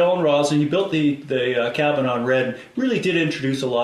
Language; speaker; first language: English; native; English